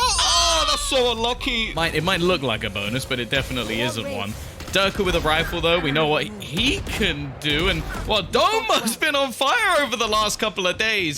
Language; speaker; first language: English; native; English